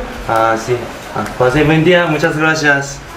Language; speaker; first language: Spanish; non-native, learner; Korean